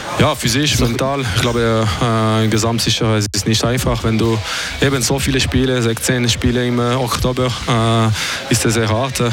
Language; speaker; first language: German; non-native, fluent; French